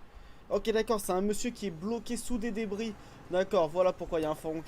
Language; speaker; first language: French; native; French